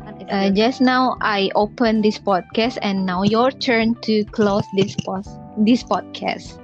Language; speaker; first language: English; non-native, learner; Indonesian